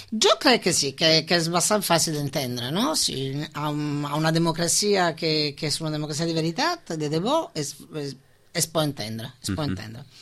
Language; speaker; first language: Catalan; non-native, fluent; Italian